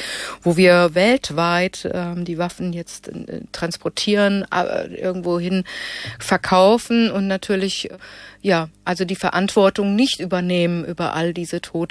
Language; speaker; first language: German; native; German